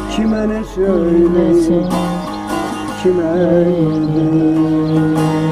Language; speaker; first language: Turkish; native; Turkish